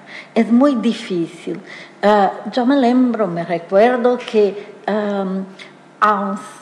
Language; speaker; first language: Spanish; non-native, fluent; Portuguese